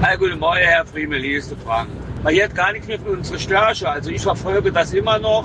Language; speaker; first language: German; native; German